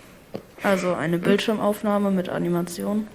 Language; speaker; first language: German; native; German